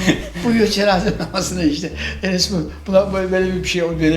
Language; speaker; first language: Turkish; native; Turkish